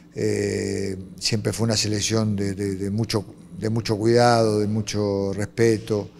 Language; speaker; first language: Spanish; native; Spanish